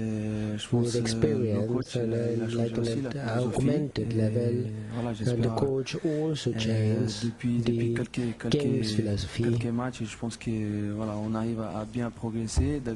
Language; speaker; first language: French; non-native, fluent; Portuguese